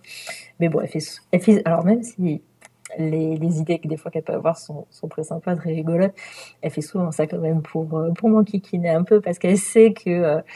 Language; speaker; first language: French; native; French